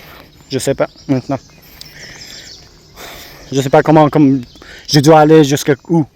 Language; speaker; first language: French; non-native, learner; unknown